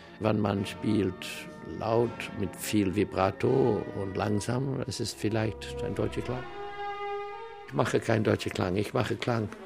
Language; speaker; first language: German; non-native, learner; English